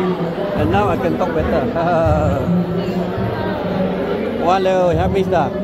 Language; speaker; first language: English; non-native, local second language; Malay